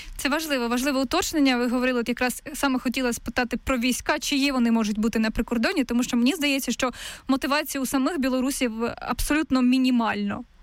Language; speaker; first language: Ukrainian; native; Ukrainian